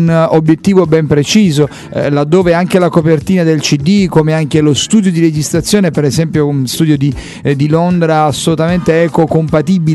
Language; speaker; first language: Italian; native; Italian